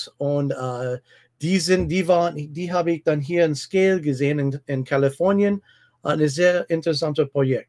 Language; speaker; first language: German; non-native, fluent; English